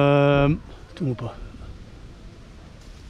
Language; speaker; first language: Indonesian; non-native, learner; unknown